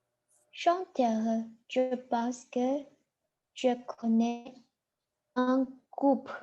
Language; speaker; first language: French; non-native, learner; Chinese